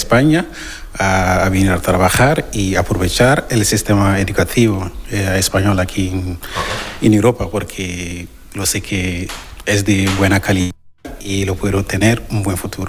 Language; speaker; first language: Spanish; non-native, learner; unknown